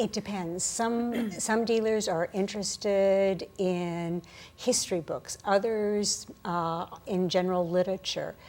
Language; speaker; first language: English; native; English